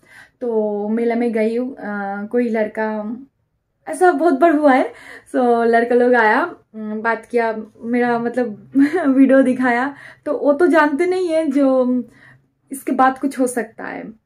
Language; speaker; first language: Hindi; non-native, local second language; Bangla